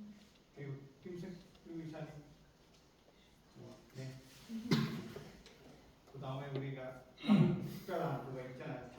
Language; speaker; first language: Korean; non-native, fluent; Hindi